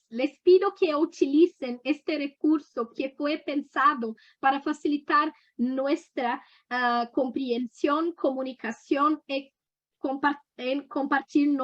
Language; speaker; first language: Spanish; non-native, learner; Portuguese